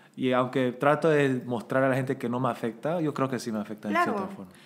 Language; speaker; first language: Spanish; native; Spanish